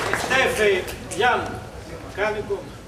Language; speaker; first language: Swedish; non-native, fluent; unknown